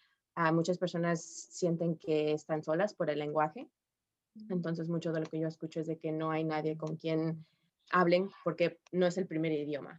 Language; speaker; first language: Spanish; early bilingual, heritage; Spanish